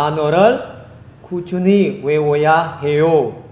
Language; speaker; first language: Korean; non-native, fluent; Indonesian